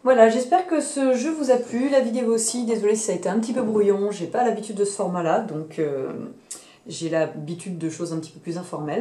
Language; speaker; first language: French; native; French